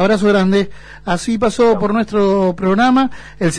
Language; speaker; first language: Spanish; native; Spanish